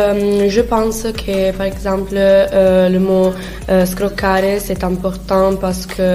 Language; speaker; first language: French; non-native, learner; Italian